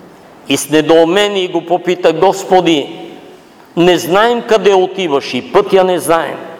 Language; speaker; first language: Bulgarian; native; Bulgarian